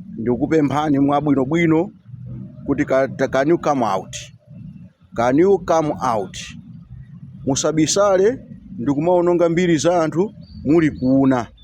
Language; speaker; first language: Nyanja; native; Nyanja